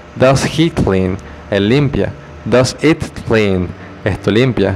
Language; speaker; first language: Spanish; native; Spanish